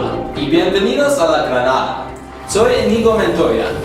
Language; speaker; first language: Spanish; non-native, learner; English